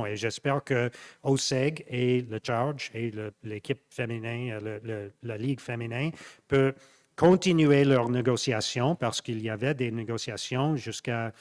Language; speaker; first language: French; non-native, local second language; English